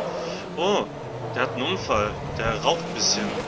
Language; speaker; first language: German; native; German